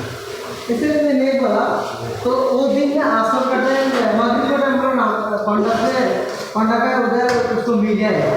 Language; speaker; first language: Hindi; non-native, learner; Bangla